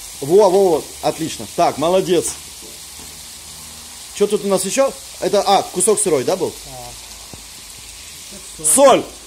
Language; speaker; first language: Russian; native; Russian